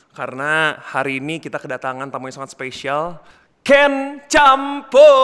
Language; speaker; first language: Indonesian; native; Indonesian